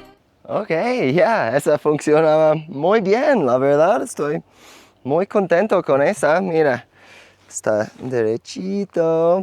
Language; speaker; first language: Spanish; non-native, learner; English